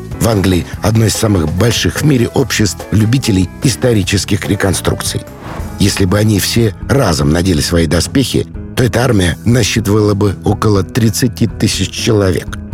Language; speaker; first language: Russian; native; Russian